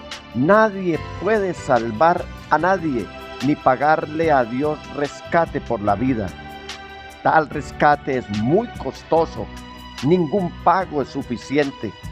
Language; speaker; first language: Spanish; native; Spanish